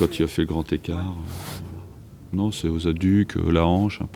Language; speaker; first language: French; native; French